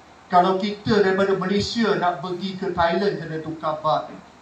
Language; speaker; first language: Malay; non-native, local second language; Chinese